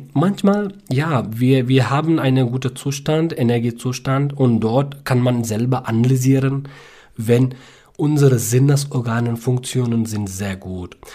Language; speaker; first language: German; non-native, fluent; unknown